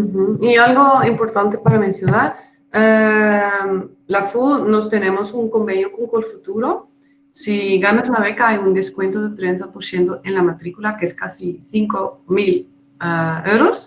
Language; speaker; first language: Spanish; non-native, fluent; Dutch